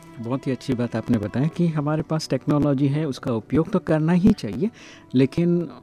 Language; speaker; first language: Hindi; native; Hindi